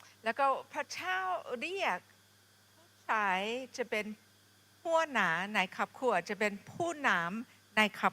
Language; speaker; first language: Thai; non-native, fluent; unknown